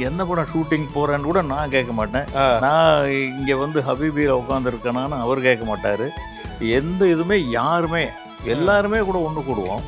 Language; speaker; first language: Tamil; native; Tamil